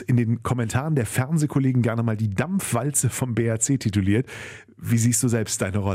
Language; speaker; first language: German; native; German